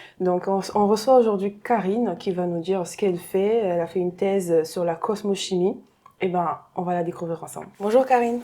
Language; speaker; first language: French; native; French